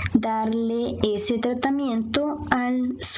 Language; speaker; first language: Spanish; native; Spanish